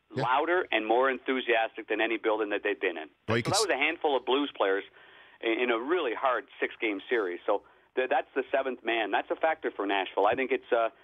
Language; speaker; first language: English; native; English